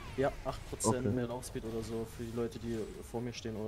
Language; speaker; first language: German; native; German